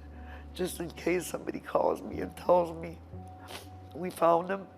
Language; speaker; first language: English; non-native, local second language; French